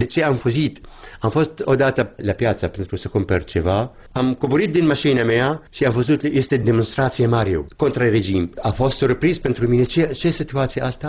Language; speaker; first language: Romanian; non-native, learner; Arabic